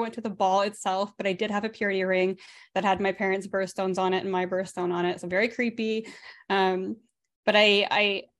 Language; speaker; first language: English; native; English